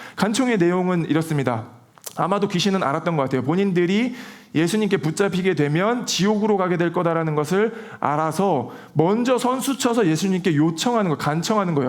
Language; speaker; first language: Korean; native; Korean